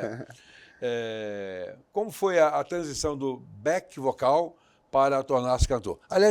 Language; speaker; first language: Portuguese; native; Portuguese